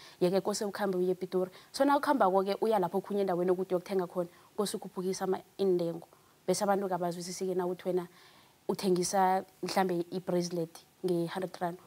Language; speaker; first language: Zulu; non-native, local second language; South Ndebele